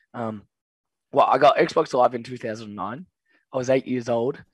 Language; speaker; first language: English; native; English